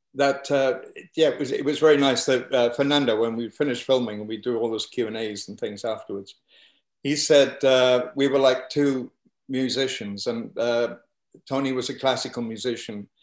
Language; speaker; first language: English; native; English